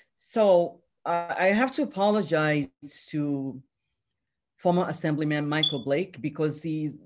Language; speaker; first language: English; non-native, local second language; Yoruba